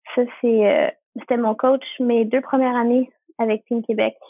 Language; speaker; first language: French; native; French